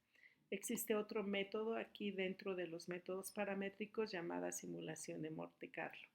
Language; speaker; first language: Spanish; native; Spanish